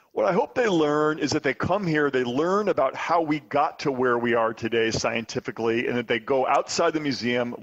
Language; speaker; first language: English; native; English